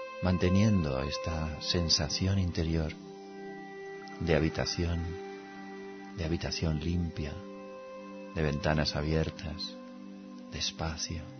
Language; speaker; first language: Spanish; native; Spanish